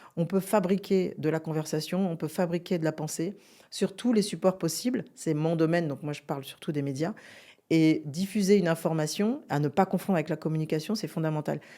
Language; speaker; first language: French; native; French